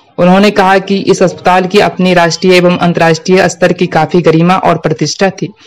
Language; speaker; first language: Hindi; native; Hindi